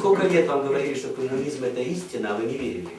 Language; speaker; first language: Russian; native; Russian